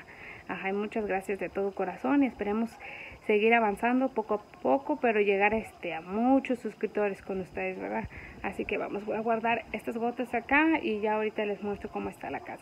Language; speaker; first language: Spanish; native; Spanish